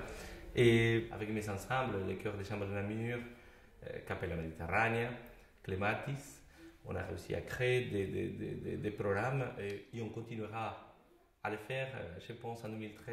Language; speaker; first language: French; non-native, fluent; Spanish